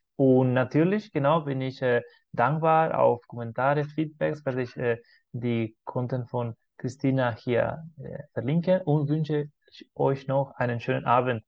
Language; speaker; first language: German; non-native, fluent; Spanish